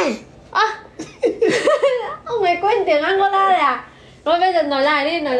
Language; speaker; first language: Vietnamese; native; Vietnamese